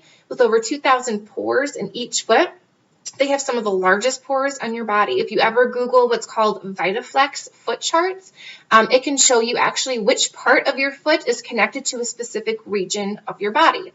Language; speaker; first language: English; native; English